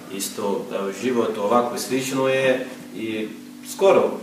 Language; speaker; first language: Croatian; non-native, learner; Portuguese